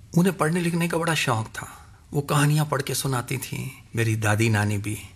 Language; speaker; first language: Hindi; non-native, local second language; Punjabi